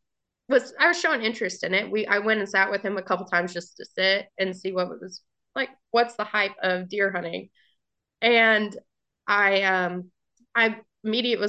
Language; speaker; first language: English; native; English